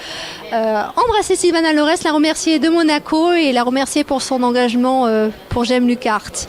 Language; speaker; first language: French; native; French